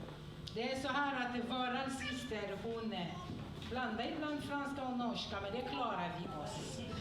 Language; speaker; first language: Swedish; non-native, fluent; French